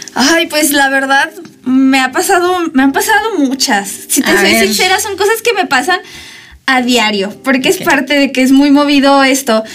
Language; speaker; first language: Spanish; native; Spanish